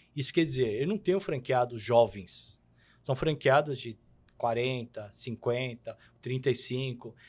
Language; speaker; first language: Portuguese; early bilingual, other home language; Korean